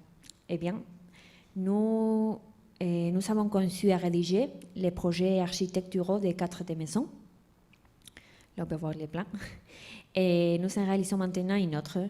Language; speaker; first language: French; non-native, fluent; Spanish